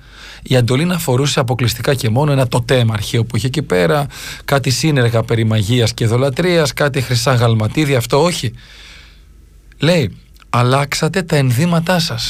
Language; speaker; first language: Greek; native; Greek